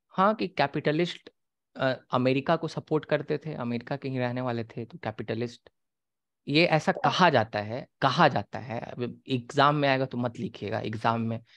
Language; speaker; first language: Hindi; native; Hindi